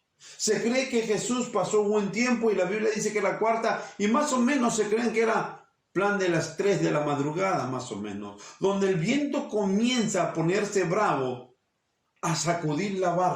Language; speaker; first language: Spanish; native; Spanish